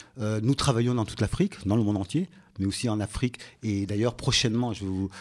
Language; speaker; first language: French; early bilingual, other home language; Ngazidja Comorian